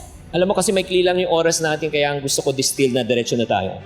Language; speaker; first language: Filipino; native; Filipino